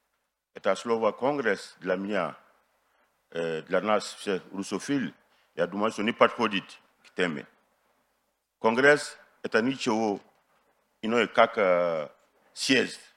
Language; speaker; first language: Russian; non-native, fluent; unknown